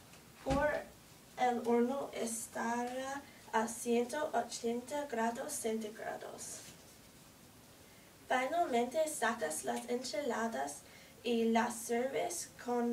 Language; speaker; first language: Spanish; non-native, learner; English